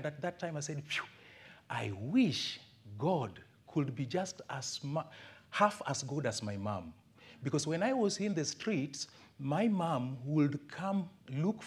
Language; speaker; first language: English; non-native, local second language; Luo (Kenya and Tanzania)